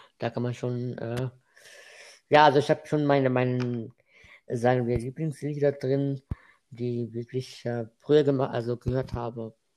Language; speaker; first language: German; non-native, fluent; Arabic